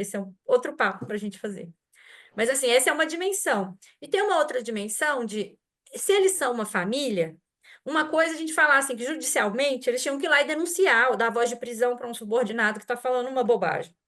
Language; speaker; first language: Portuguese; native; Portuguese